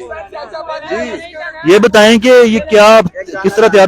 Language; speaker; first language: Hindi; native; Hindi